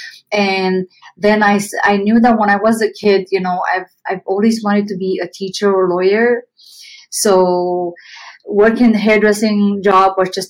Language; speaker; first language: English; non-native, fluent; Romanian